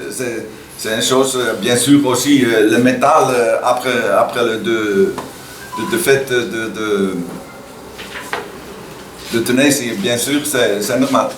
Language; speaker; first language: French; non-native, learner; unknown